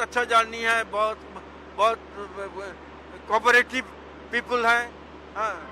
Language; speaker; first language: Hindi; non-native, learner; Bangla